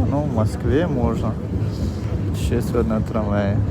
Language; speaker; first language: Russian; non-native, fluent; Tajik